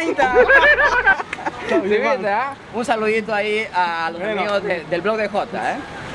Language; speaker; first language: Spanish; native; Spanish